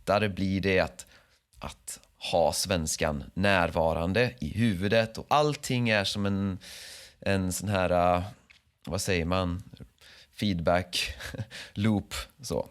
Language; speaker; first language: Swedish; native; Swedish